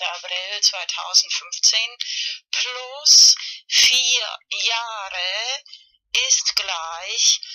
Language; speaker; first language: German; non-native, fluent; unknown